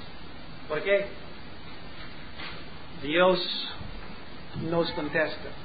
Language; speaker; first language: Spanish; non-native, learner; English